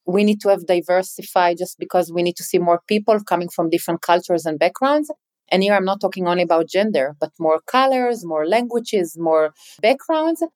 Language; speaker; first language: English; non-native, fluent; Hebrew